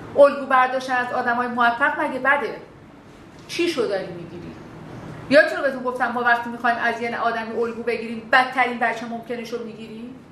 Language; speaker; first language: Persian; non-native, local second language; Southern Kurdish